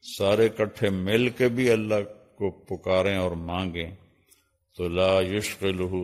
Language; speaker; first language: Urdu; non-native, local second language; Punjabi